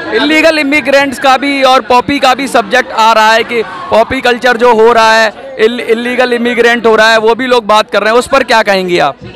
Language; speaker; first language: Hindi; native; Hindi